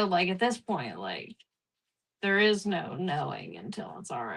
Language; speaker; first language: English; native; English